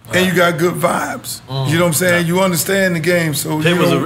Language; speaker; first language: English; native; English